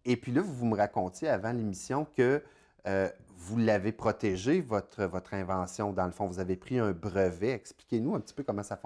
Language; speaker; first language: French; native; French